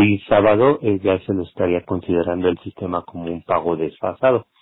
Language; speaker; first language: Spanish; native; Spanish